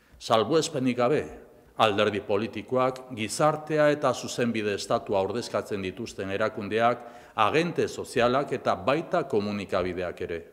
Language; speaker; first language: Basque; non-native, local second language; Spanish